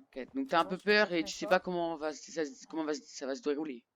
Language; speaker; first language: French; native; French